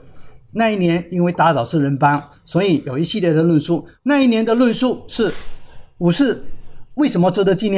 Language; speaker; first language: Chinese; native; Chinese